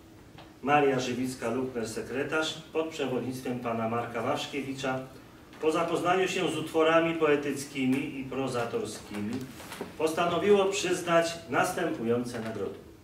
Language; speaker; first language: Polish; native; Polish